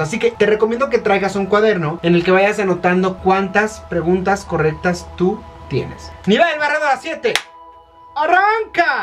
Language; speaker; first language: Spanish; native; Spanish